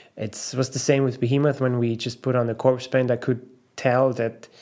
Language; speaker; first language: English; non-native, fluent; German